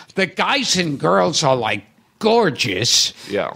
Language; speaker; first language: English; native; English